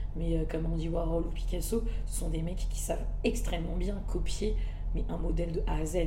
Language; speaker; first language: French; early bilingual, other home language; Malagasy